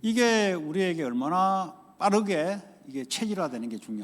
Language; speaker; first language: Korean; native; Korean